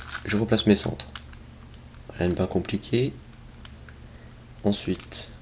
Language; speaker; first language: French; native; French